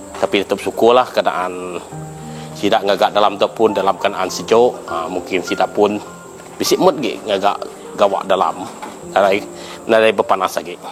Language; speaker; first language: Malay; non-native, local second language; Iban